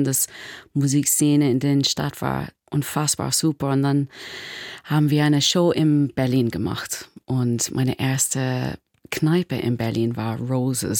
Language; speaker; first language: German; non-native, learner; English